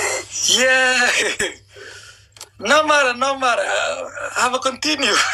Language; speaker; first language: English; non-native, learner; Somali